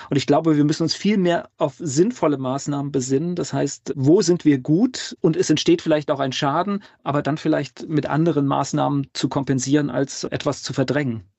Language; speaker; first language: German; native; German